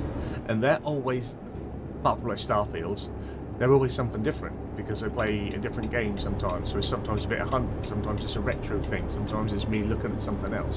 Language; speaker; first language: English; native; English